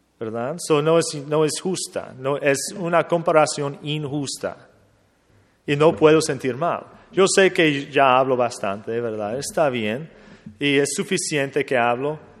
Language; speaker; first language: Spanish; non-native, fluent; English